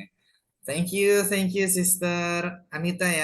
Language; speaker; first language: English; non-native, fluent; Indonesian